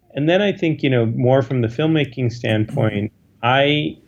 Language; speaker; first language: English; native; English